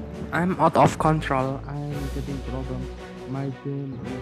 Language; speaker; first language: English; non-native, learner; Indonesian